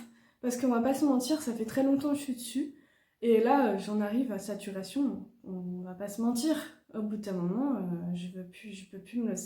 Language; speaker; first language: French; native; French